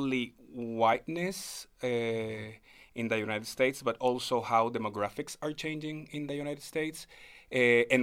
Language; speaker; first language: English; non-native, fluent; Spanish